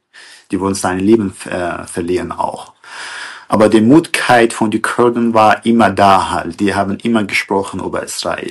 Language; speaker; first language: German; non-native, fluent; Kurdish